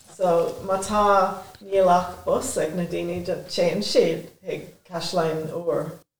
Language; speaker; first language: Irish; non-native, local second language; English